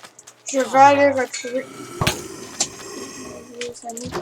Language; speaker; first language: French; native; French